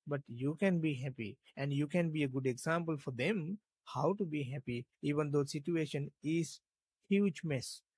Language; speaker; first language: English; non-native, local second language; Sinhala